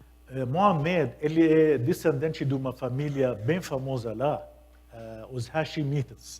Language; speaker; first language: Portuguese; non-native, fluent; Arabic